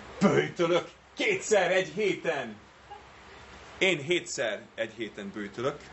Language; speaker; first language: Hungarian; non-native, fluent; English